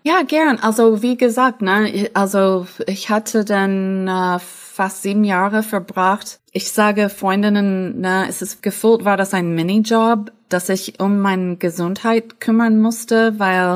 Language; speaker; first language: German; non-native, fluent; English